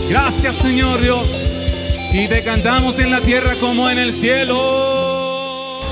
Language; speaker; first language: Spanish; native; Spanish